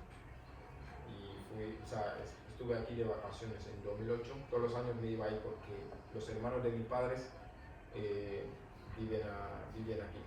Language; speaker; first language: Spanish; non-native, fluent; Wolof